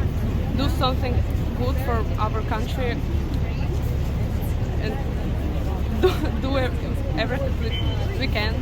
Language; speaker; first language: English; non-native, learner; Ukrainian